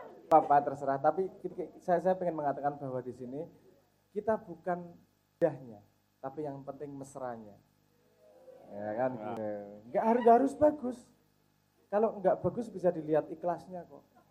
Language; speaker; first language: Indonesian; native; Indonesian